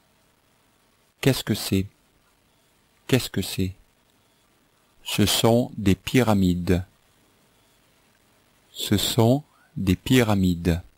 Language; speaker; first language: French; native; French